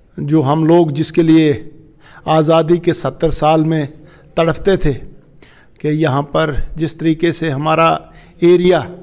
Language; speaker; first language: Hindi; non-native, local second language; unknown